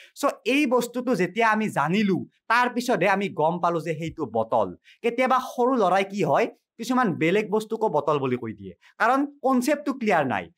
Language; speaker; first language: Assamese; native; Assamese